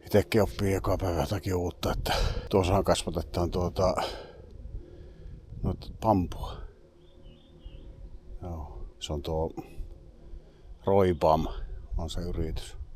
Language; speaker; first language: Finnish; native; Finnish